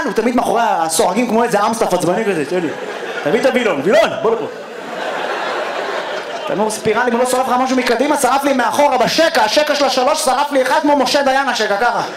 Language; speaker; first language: Hebrew; native; Hebrew